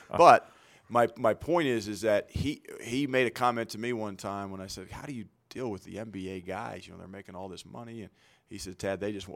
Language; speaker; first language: English; native; English